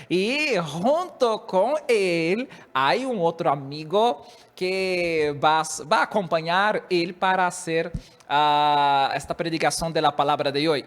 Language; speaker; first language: Spanish; non-native, learner; Portuguese